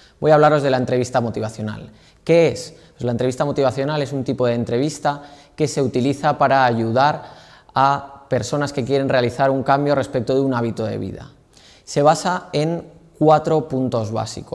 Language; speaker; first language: Spanish; native; Spanish